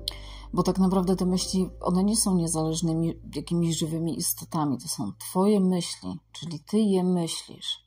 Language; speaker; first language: Polish; native; Polish